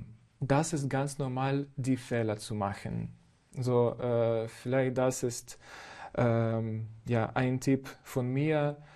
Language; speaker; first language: German; non-native, fluent; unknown